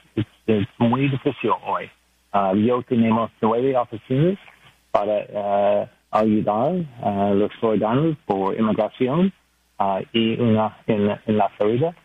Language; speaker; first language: Spanish; non-native, learner; English